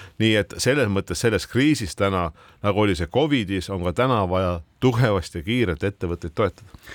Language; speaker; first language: Estonian; native; Estonian